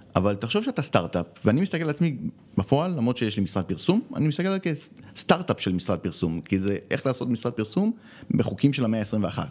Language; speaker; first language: Hebrew; early bilingual, other home language; Spanish